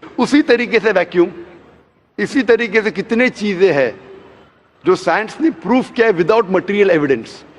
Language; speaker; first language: Hindi; non-native, local second language; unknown